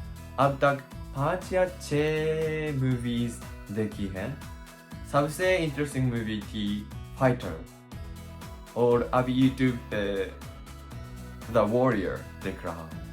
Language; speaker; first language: Hindi; non-native, learner; Japanese